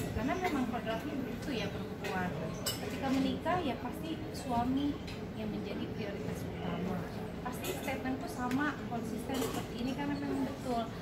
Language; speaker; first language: Indonesian; native; Indonesian